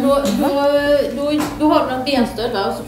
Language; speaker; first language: Swedish; native; Swedish